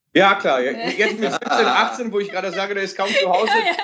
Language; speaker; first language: German; native; German